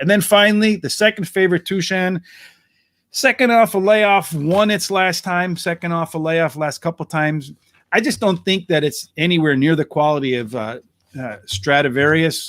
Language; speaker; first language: English; native; English